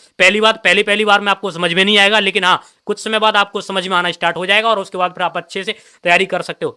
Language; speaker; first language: Hindi; native; Hindi